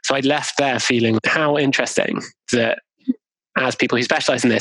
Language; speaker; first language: English; native; English